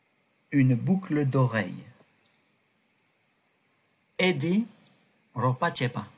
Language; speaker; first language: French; non-native, fluent; Tibetan